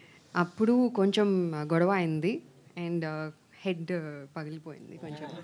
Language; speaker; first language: Telugu; non-native, learner; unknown